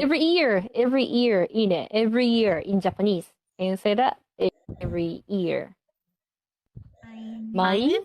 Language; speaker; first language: English; non-native, learner; Japanese